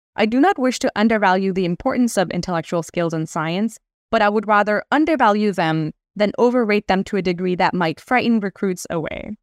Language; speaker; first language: English; non-native, local second language; Hindi